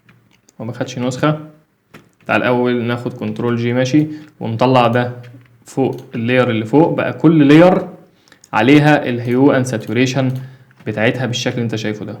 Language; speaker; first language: Arabic; native; Arabic